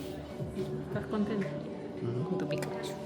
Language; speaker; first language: Spanish; non-native, fluent; Russian